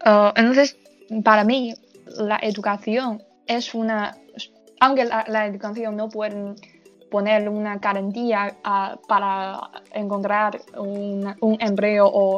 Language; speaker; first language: Spanish; non-native, learner; Chinese